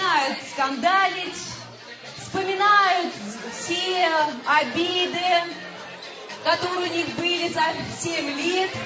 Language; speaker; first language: Russian; native; Russian